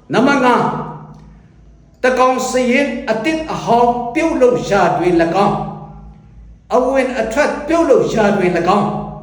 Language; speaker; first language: Burmese; non-native, local second language; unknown